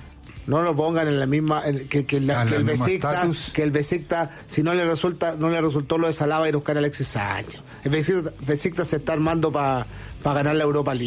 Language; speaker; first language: Spanish; native; Spanish